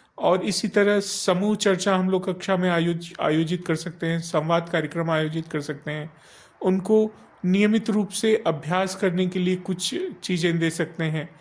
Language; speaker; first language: Hindi; native; Hindi